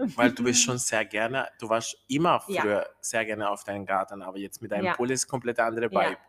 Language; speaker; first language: German; non-native, fluent; Spanish